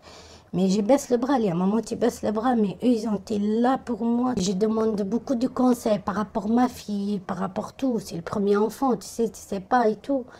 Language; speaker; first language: French; non-native, fluent; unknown